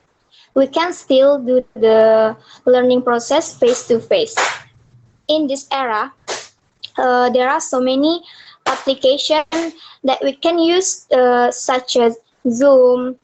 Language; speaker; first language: English; non-native, learner; Indonesian